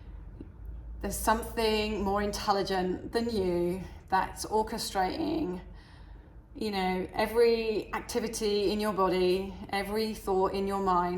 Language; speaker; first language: English; native; English